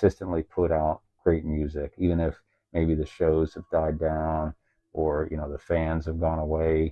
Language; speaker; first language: English; native; English